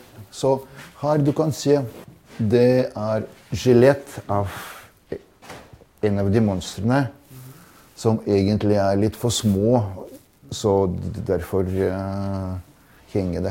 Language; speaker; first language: Norwegian; non-native, fluent; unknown